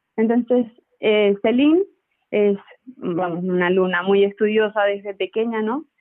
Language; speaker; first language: Spanish; native; Spanish